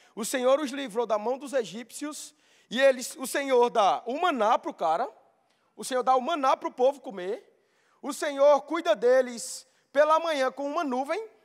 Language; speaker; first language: Portuguese; native; Portuguese